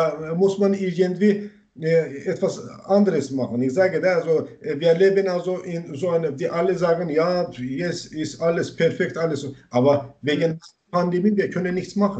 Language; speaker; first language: German; non-native, learner; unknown